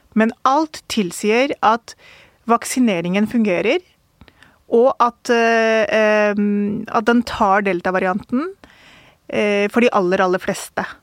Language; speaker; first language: Norwegian; early bilingual, other home language; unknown